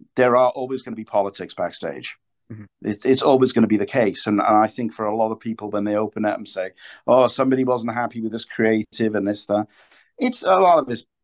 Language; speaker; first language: English; native; English